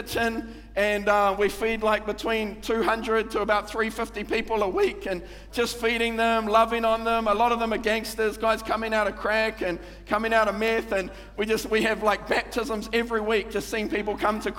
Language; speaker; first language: English; native; English